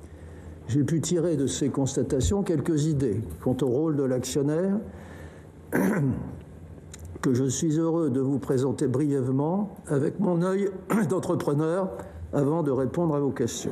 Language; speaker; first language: French; native; French